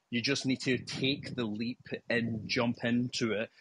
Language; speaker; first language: English; native; English